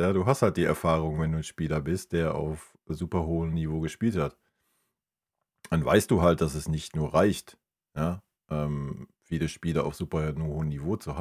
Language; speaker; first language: German; native; German